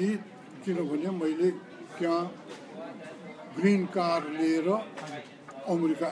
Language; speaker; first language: Nepali; non-native, local second language; Newari